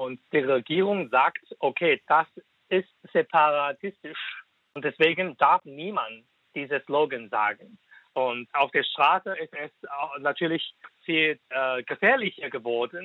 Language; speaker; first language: German; non-native, fluent; Cantonese